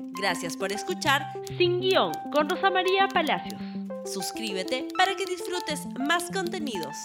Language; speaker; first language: Spanish; native; Spanish